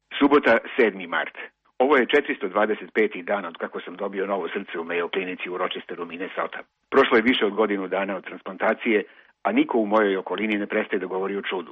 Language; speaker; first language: Croatian; native; Croatian